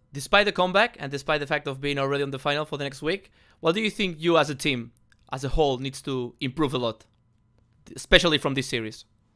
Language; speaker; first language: English; non-native, fluent; Spanish